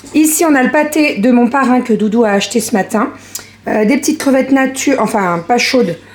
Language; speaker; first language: French; native; French